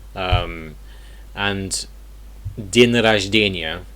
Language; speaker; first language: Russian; non-native, learner; English